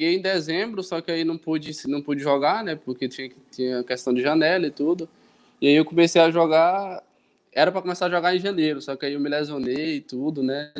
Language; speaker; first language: Portuguese; native; Portuguese